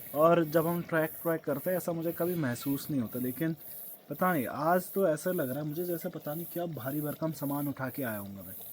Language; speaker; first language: Hindi; native; Hindi